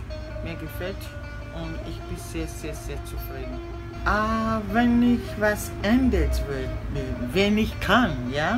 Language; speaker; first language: German; non-native, learner; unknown